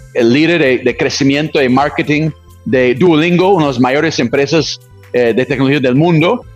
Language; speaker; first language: Spanish; non-native, fluent; English